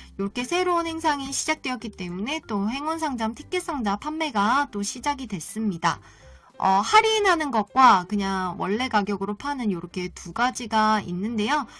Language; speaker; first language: Korean; native; Korean